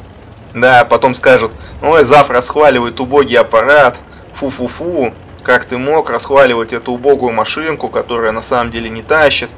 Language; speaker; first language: Russian; native; Russian